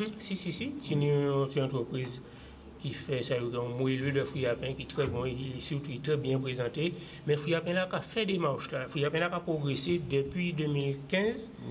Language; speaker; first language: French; non-native, local second language; Guadeloupean Creole French